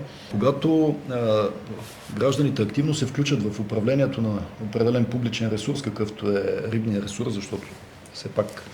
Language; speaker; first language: Bulgarian; native; Bulgarian